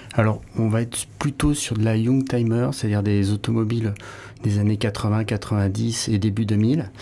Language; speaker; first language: French; native; French